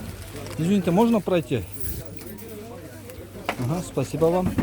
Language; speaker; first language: Russian; non-native, local second language; Kyrgyz